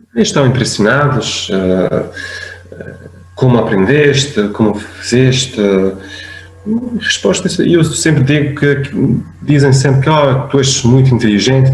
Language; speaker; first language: Portuguese; non-native, fluent; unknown